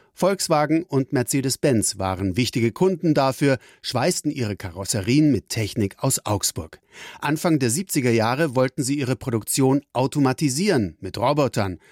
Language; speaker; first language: German; native; German